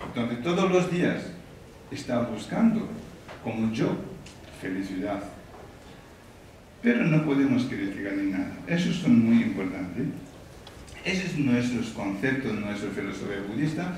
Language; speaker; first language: Spanish; non-native, learner; Tibetan